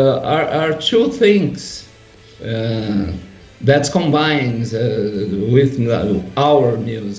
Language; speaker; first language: English; non-native, learner; Portuguese